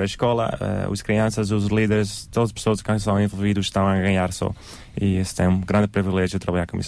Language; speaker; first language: Portuguese; non-native, learner; Dutch